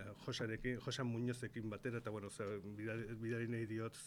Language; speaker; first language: Basque; non-native, local second language; Spanish